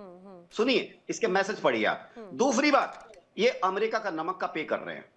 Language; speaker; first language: Hindi; native; Hindi